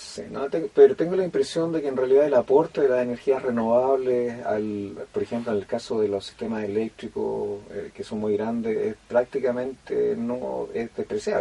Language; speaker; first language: Spanish; native; Spanish